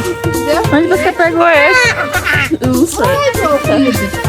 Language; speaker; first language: Portuguese; native; Portuguese